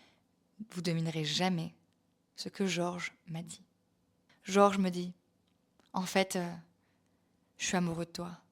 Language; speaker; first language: French; native; French